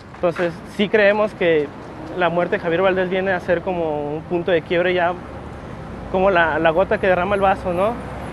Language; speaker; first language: Spanish; native; Spanish